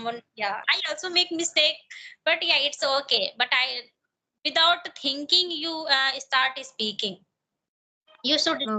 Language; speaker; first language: English; non-native, learner; Hindi